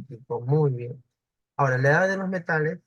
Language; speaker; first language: Spanish; native; Spanish